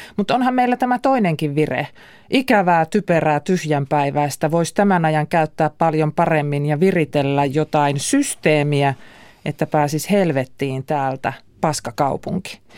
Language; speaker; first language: Finnish; native; Finnish